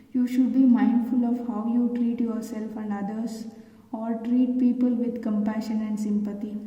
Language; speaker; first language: English; non-native, local second language; Kannada